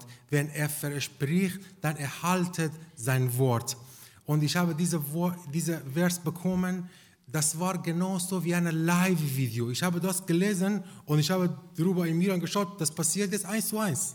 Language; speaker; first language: German; non-native, fluent; Persian